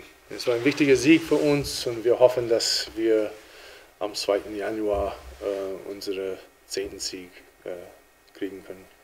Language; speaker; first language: German; non-native, fluent; English